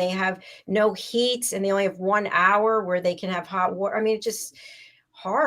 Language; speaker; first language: English; native; English